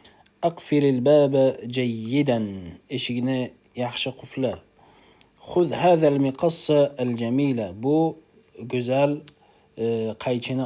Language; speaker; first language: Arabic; non-native, fluent; Uzbek